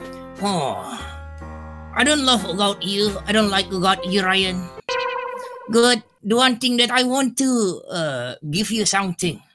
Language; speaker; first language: English; non-native, learner; Indonesian